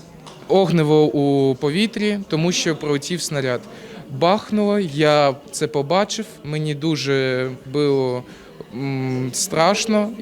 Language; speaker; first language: Ukrainian; non-native, local second language; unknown